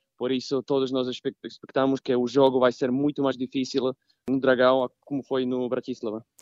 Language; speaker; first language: Portuguese; non-native, fluent; Slovak